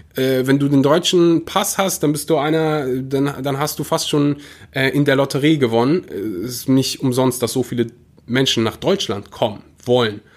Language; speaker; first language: German; early bilingual, other home language; Russian